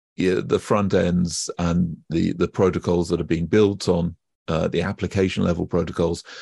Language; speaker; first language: English; native; English